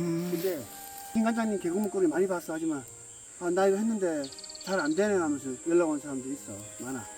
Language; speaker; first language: Korean; native; Korean